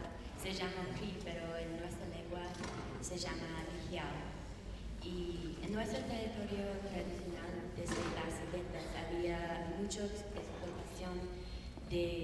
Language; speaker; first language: Spanish; non-native, learner; English